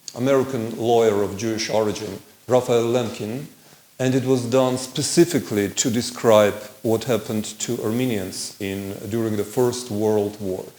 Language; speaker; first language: English; non-native, fluent; Armenian